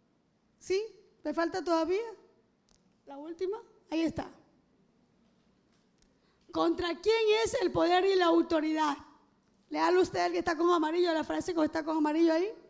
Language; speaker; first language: Spanish; native; Spanish